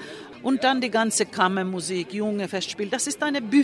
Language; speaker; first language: German; non-native, fluent; Finnish